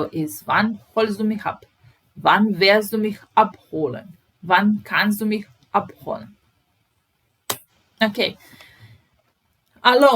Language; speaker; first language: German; non-native, fluent; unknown